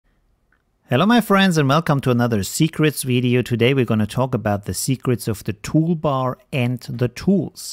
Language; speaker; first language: English; non-native, fluent; German